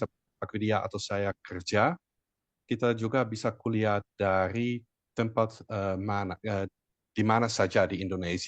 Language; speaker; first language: Indonesian; non-native, fluent; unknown